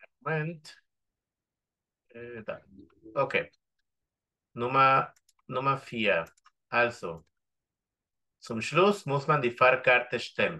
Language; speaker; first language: German; non-native, fluent; Spanish